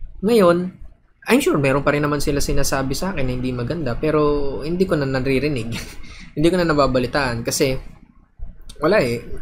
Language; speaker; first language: Filipino; native; Filipino